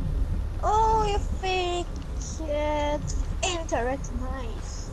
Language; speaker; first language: Swedish; early bilingual, other home language; Chinese